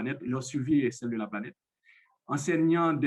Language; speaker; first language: French; non-native, local second language; Haitian Creole